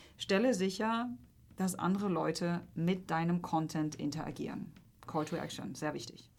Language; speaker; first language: German; non-native, fluent; Polish